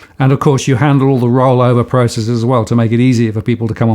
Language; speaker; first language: English; native; English